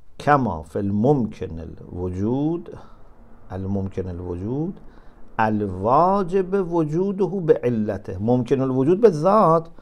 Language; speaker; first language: Arabic; non-native, fluent; Persian